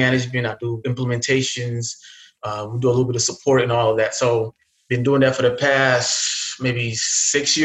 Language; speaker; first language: English; non-native, fluent; Arabic